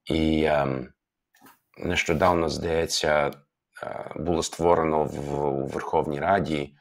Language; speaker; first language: Ukrainian; non-native, fluent; English